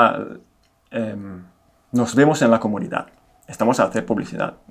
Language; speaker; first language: Spanish; non-native, fluent; Italian